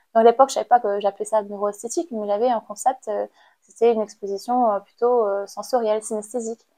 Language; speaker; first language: French; non-native, fluent; Khmer